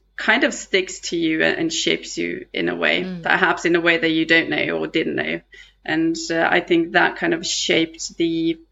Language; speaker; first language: English; non-native, fluent; Norwegian